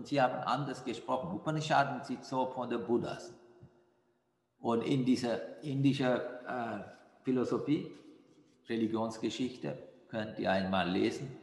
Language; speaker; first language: German; non-native, fluent; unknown